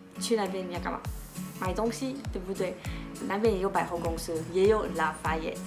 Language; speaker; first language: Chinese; non-native, fluent; French